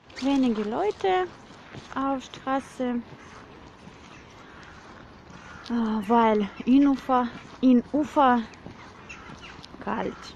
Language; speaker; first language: German; non-native, learner; Russian